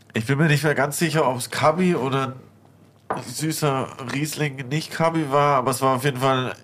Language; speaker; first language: German; native; German